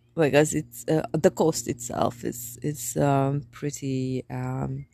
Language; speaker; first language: English; non-native, fluent; Romanian